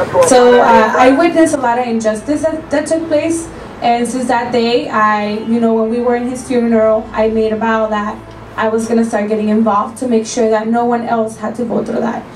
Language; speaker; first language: English; early bilingual, other home language; Spanish